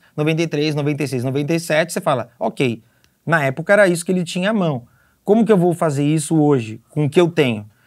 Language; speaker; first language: Portuguese; native; Portuguese